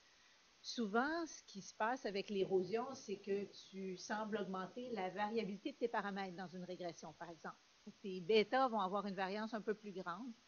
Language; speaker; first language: French; native; French